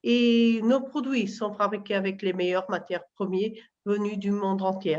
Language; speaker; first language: French; non-native, learner; Portuguese